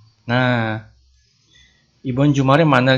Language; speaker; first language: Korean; non-native, fluent; Indonesian